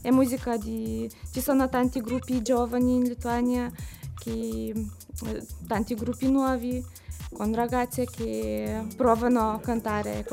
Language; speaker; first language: Italian; non-native, learner; Lithuanian